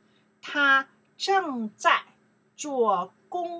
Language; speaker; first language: Chinese; non-native, learner; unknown